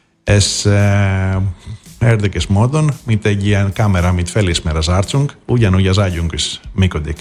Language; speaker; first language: Hungarian; non-native, fluent; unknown